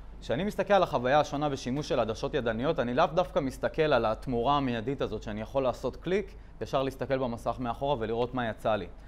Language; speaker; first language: Hebrew; native; Hebrew